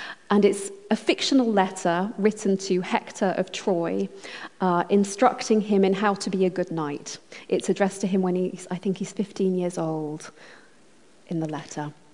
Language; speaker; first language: English; native; English